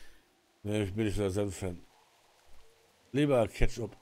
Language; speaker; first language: German; native; German